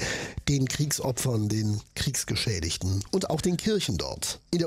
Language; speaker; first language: German; native; German